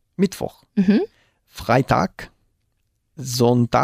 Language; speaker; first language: German; non-native, learner; Spanish